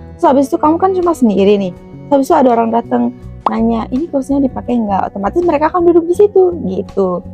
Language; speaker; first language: Indonesian; native; Indonesian